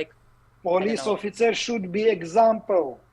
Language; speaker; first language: English; non-native, learner; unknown